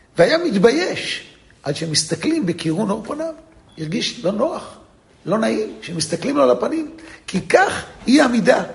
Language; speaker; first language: Hebrew; non-native, fluent; English